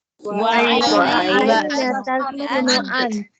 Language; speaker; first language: Arabic; non-native, learner; Tamil